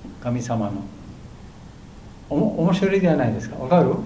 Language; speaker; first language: Japanese; non-native, learner; Bangla